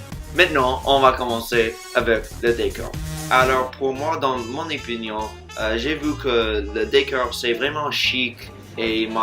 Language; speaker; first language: French; non-native, fluent; English